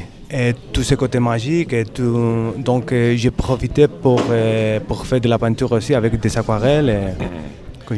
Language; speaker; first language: French; non-native, learner; Spanish